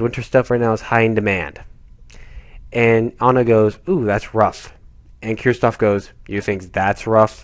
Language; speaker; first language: English; native; English